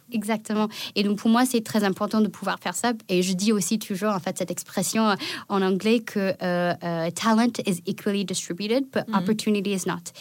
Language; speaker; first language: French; non-native, fluent; Chinese